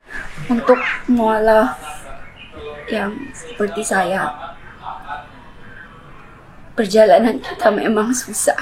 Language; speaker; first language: Indonesian; non-native, fluent; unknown